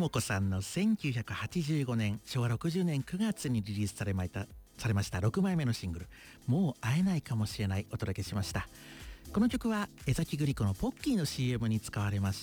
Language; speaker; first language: Japanese; native; Japanese